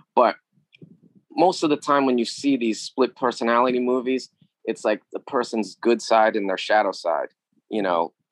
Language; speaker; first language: English; native; English